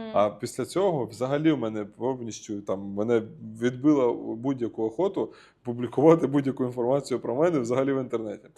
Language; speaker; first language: Ukrainian; native; Ukrainian